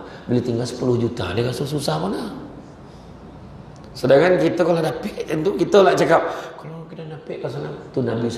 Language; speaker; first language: Malay; native; Malay